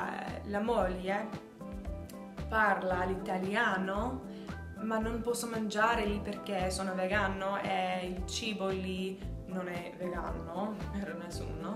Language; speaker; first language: Italian; non-native, learner; English